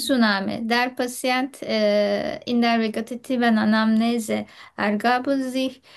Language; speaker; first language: German; non-native, learner; Turkish